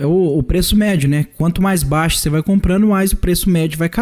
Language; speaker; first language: Portuguese; native; Portuguese